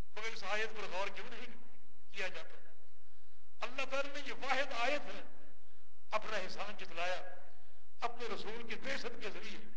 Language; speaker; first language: Urdu; native; Urdu